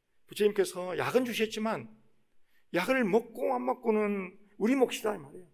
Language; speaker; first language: Korean; native; Korean